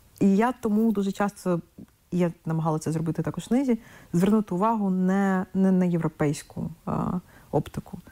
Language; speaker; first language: Ukrainian; non-native, local second language; Russian